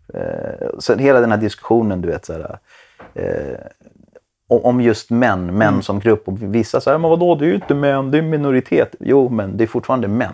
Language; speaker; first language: Swedish; early bilingual, other home language; Spanish